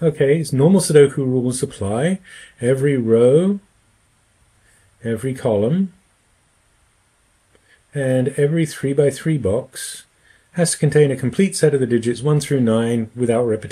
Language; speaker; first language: English; native; English